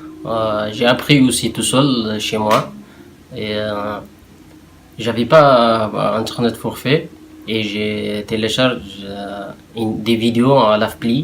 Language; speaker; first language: French; non-native, learner; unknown